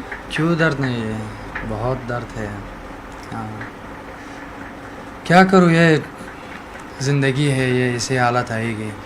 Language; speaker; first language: Hindi; non-native, learner; Persian